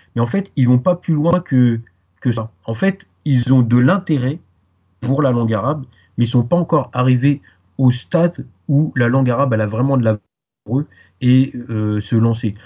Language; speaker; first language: French; native; French